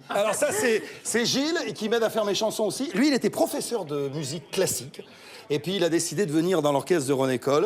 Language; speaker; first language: French; native; French